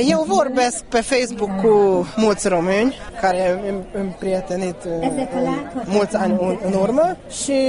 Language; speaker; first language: Romanian; non-native, fluent; Hungarian